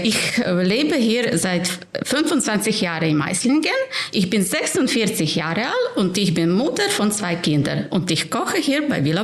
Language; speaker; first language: German; non-native, fluent; Ukrainian